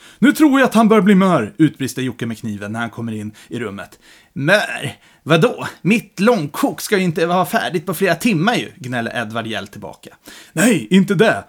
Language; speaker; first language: Swedish; native; Swedish